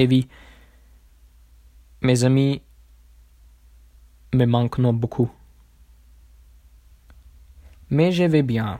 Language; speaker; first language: French; non-native, learner; German